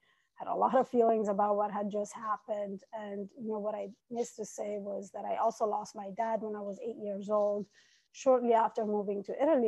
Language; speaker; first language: English; non-native, fluent; Italian